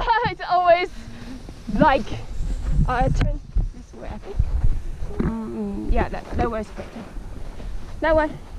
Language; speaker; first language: English; non-native, learner; Chinese